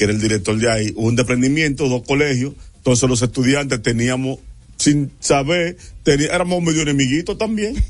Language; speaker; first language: Spanish; native; Spanish